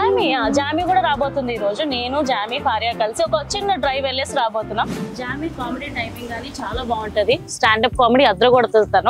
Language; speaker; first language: Telugu; native; Telugu